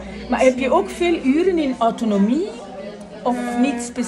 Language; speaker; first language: Dutch; non-native, fluent; French